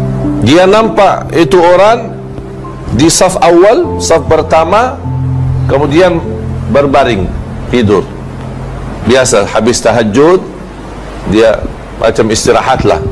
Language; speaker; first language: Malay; non-native, fluent; Arabic